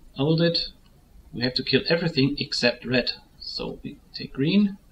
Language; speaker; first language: English; non-native, fluent; German